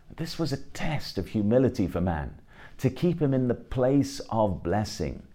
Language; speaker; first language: English; native; English